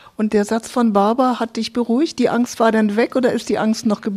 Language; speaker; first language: German; native; German